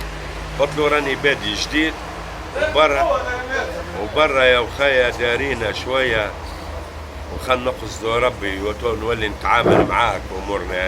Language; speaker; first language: Arabic; native; Arabic